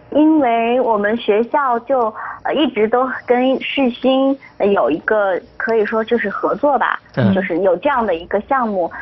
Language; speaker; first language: Chinese; native; Chinese